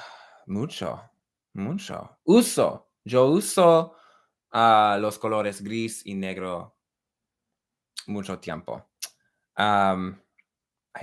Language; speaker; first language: Spanish; non-native, learner; English